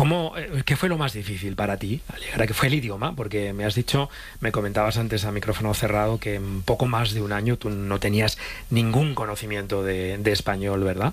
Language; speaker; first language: Spanish; native; Spanish